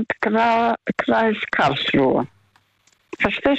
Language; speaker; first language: German; non-native, learner; Russian